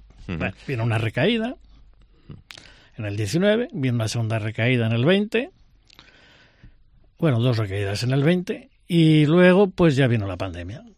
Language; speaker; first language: Spanish; native; Spanish